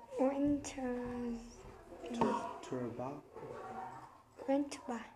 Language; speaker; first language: English; non-native, learner; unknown